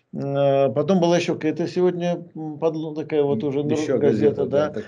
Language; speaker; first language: Russian; native; Russian